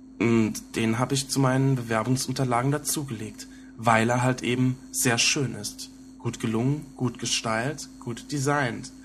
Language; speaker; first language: German; native; German